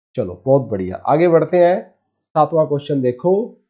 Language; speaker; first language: Hindi; non-native, local second language; Punjabi